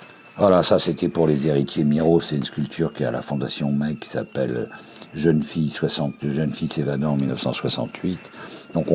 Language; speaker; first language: French; native; French